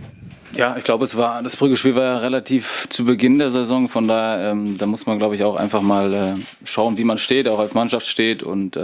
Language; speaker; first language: German; native; German